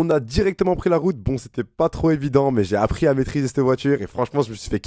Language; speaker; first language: French; native; French